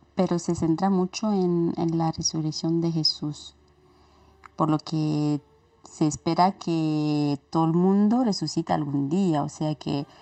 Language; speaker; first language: Spanish; non-native, fluent; Romanian